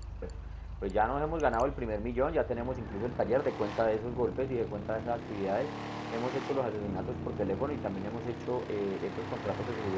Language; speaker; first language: Spanish; native; Spanish